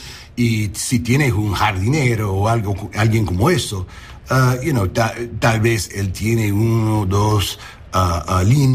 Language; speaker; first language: Spanish; early bilingual, heritage; English